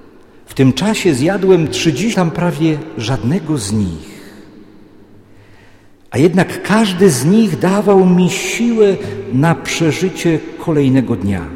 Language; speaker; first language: Polish; native; Polish